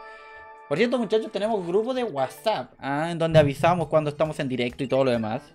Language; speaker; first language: Spanish; native; Spanish